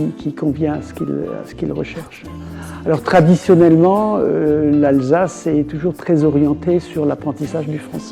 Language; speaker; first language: French; native; French